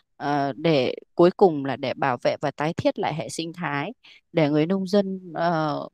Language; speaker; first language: Vietnamese; native; Vietnamese